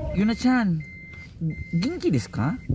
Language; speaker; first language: Japanese; non-native, learner; Cebuano